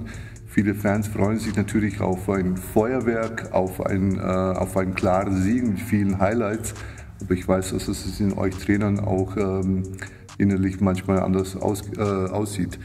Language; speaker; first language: German; native; German